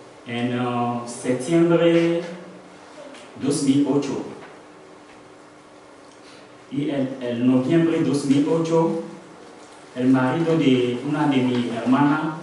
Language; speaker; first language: Spanish; non-native, learner; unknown